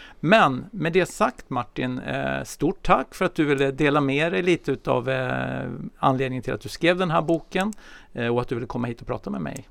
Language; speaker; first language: Swedish; native; Swedish